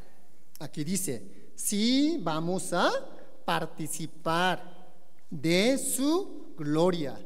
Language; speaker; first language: Spanish; non-native, learner; Korean